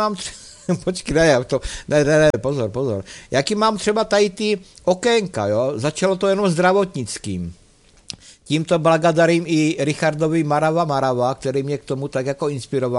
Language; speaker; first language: Czech; native; Czech